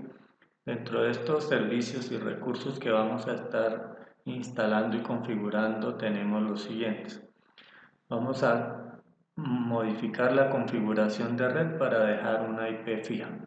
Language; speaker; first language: Spanish; native; Spanish